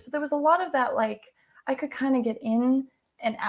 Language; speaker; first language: English; native; English